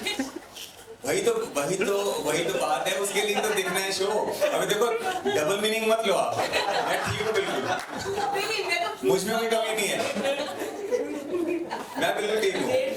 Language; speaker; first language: Hindi; native; Hindi